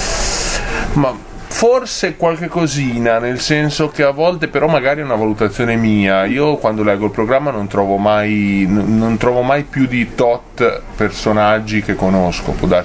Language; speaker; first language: Italian; native; Italian